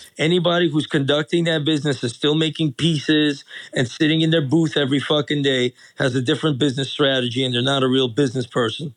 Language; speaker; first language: English; early bilingual, other home language; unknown